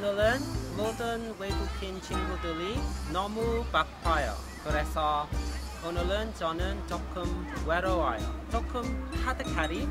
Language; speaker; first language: Korean; non-native, learner; English